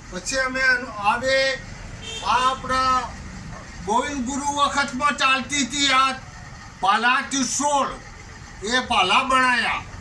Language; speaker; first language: Gujarati; non-native, local second language; Bhili